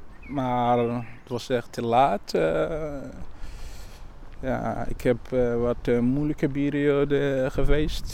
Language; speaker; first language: Dutch; non-native, learner; Somali